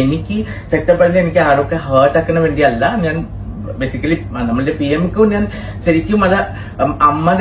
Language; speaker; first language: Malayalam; non-native, learner; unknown